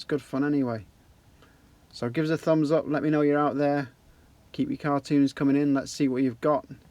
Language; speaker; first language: English; native; English